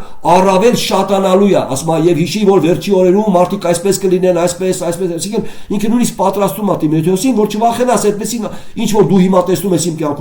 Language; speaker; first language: Armenian; native; Armenian